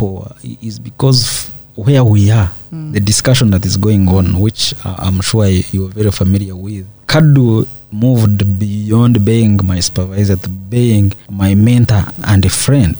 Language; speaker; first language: English; non-native, local second language; Nyankole